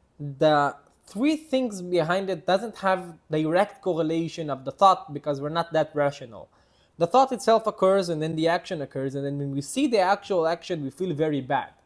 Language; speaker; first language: English; non-native, fluent; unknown